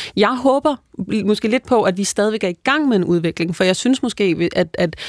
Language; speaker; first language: Danish; native; Danish